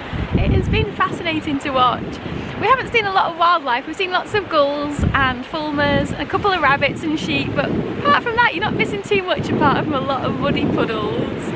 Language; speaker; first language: English; native; English